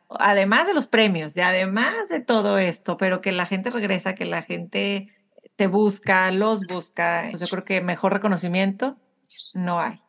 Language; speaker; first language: Spanish; native; Spanish